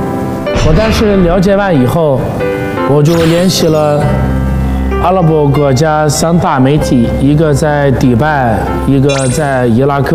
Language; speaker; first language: Chinese; non-native, fluent; Arabic